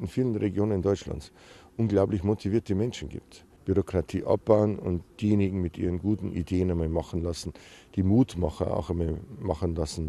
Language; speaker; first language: German; native; German